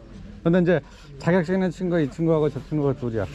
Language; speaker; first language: Korean; native; Korean